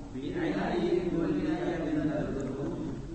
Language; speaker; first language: Arabic; non-native, learner; Indonesian